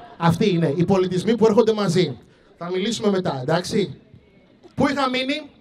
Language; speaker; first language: Greek; early bilingual, other home language; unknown